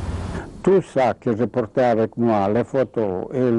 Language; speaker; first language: French; non-native, fluent; Serbian